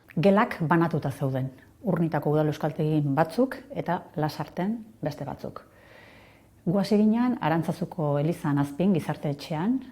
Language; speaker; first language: Basque; native; Basque